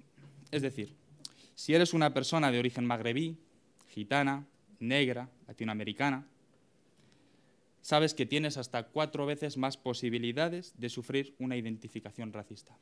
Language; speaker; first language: Spanish; native; Spanish